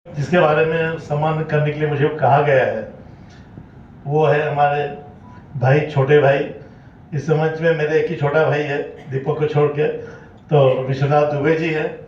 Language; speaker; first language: Hindi; native; Hindi